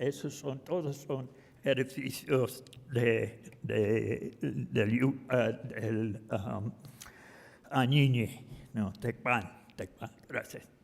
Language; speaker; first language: Spanish; non-native, fluent; English